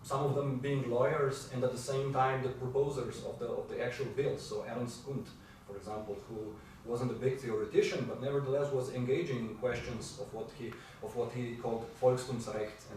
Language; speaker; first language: English; non-native, fluent; Slovenian